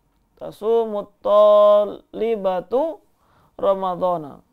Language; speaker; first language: Arabic; non-native, fluent; Indonesian